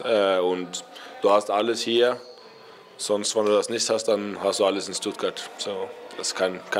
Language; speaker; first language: German; non-native, learner; Norwegian